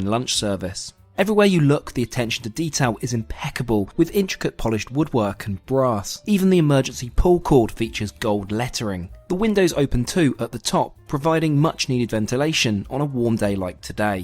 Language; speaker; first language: English; native; English